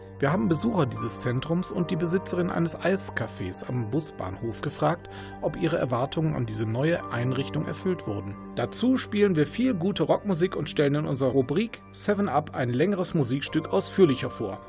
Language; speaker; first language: German; native; German